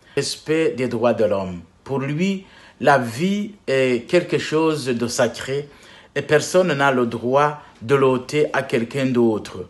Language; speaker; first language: French; non-native, local second language; Rundi